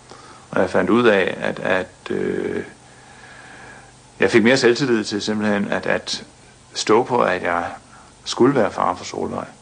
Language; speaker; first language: Danish; native; Danish